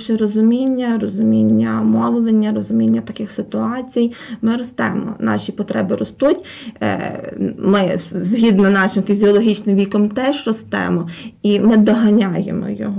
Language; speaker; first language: Ukrainian; native; Ukrainian